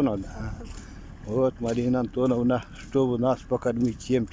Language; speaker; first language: Russian; non-native, local second language; Yakut